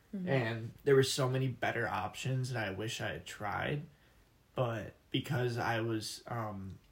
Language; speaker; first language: English; native; English